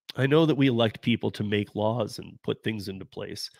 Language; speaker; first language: English; native; English